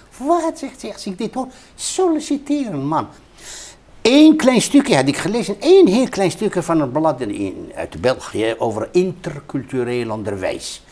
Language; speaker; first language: Dutch; non-native, fluent; Hebrew